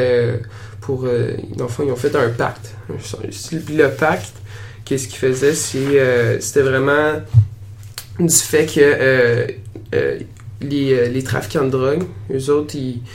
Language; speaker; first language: French; native; French